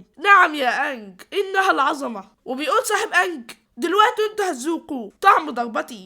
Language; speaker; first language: Arabic; native; Arabic